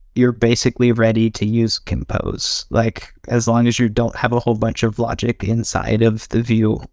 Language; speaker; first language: English; native; English